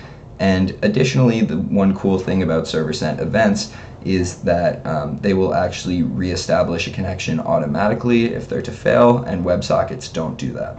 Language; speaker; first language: English; native; English